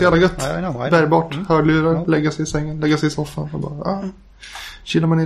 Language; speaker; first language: Swedish; native; Swedish